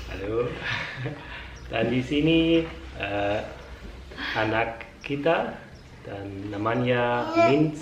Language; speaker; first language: Indonesian; non-native, fluent; German